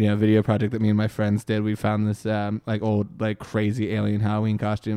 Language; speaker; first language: English; native; English